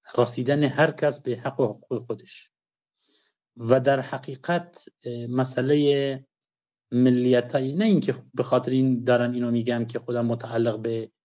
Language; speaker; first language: Persian; non-native, local second language; Kurdish